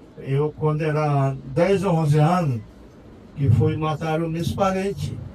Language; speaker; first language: Portuguese; non-native, local second language; Yanomámi